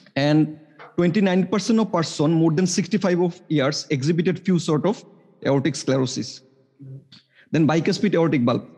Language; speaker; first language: English; non-native, local second language; Bangla